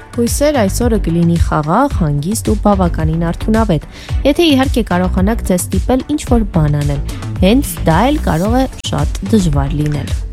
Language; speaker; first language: Armenian; native; Armenian